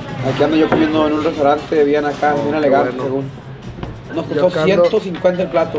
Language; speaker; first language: Spanish; early bilingual, heritage; Spanish